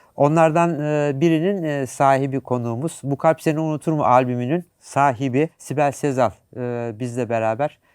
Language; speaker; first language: Turkish; native; Turkish